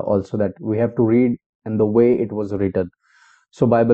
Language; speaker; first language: English; non-native, local second language; Hindi